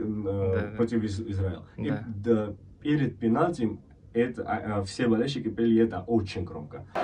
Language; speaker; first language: Russian; non-native, fluent; Georgian